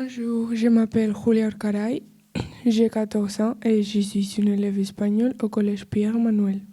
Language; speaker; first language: French; non-native, learner; Spanish